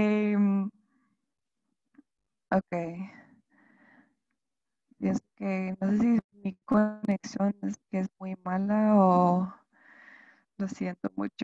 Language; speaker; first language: Spanish; non-native, fluent; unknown